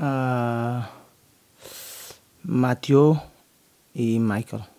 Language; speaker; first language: French; non-native, learner; Portuguese